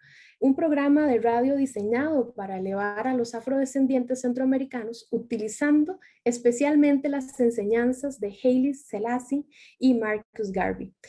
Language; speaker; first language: Spanish; native; Spanish